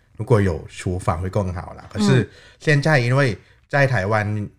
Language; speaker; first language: Chinese; non-native, fluent; Thai